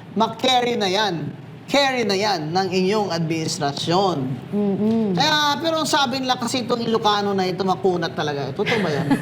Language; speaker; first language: Filipino; non-native, local second language; Hiligaynon